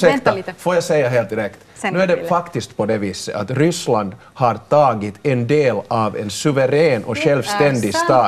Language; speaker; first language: Swedish; native; Swedish